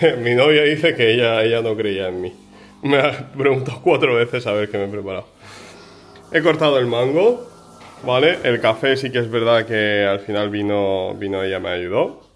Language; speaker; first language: Spanish; early bilingual, other home language; Ukrainian